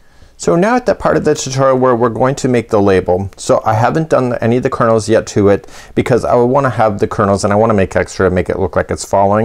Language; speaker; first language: English; native; English